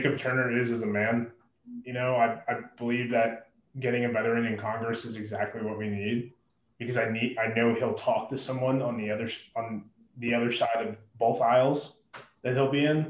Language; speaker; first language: English; native; English